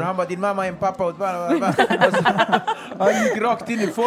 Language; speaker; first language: Swedish; native; Swedish